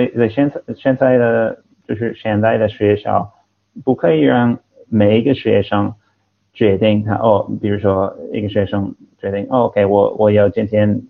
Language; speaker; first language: Chinese; non-native, fluent; English